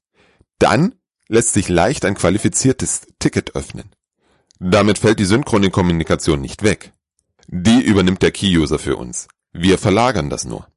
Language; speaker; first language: German; native; German